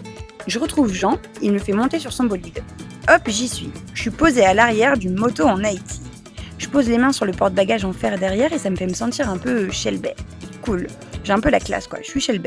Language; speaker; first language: French; native; French